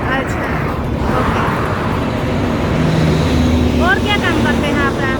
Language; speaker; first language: Hindi; non-native, local second language; Gujarati